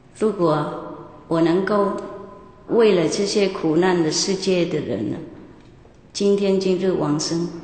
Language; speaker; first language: Chinese; non-native, fluent; Vietnamese